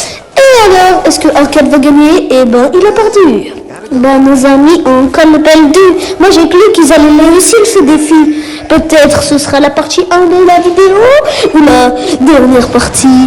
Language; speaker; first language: French; native; French